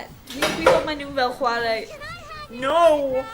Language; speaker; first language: Welsh; non-native, local second language; English